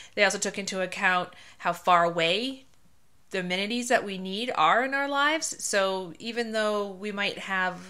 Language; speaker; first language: English; native; English